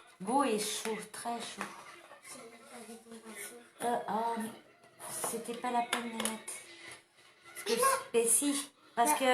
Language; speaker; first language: French; native; French